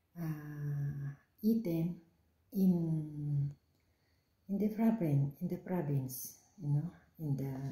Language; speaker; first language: English; non-native, local second language; Filipino